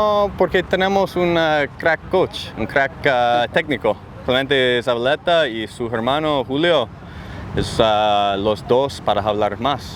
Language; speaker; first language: Spanish; non-native, learner; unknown